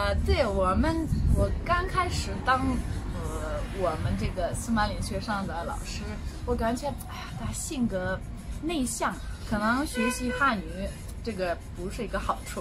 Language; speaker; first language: Chinese; non-native, fluent; Bosnian